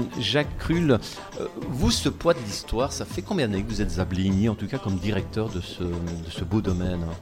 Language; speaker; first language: French; native; French